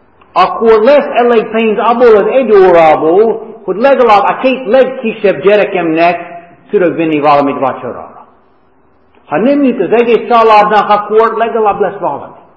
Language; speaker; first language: Hungarian; non-native, fluent; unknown